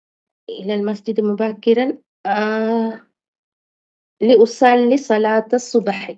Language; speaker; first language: Arabic; non-native, learner; Tamil